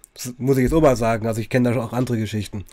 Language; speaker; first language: German; native; German